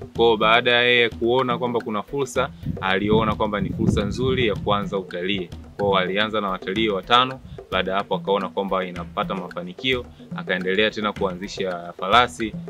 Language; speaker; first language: Swahili; native; Swahili